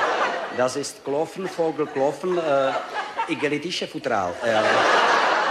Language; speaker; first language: German; non-native, learner; Czech